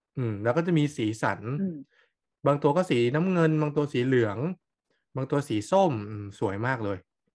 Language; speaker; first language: Thai; native; Thai